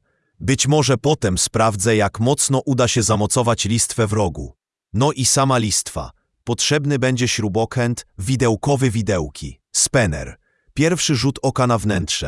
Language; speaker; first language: Polish; native; Polish